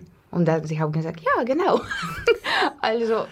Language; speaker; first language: German; non-native, learner; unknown